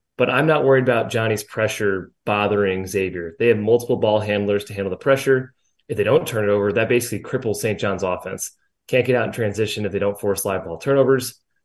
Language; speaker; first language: English; native; English